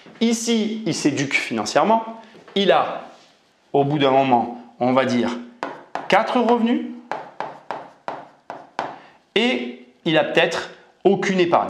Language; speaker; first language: French; native; French